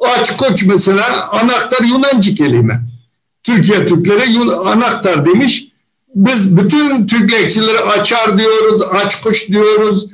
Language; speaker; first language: Turkish; non-native, fluent; Uyghur